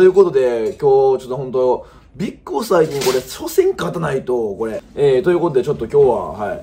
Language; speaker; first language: Japanese; native; Japanese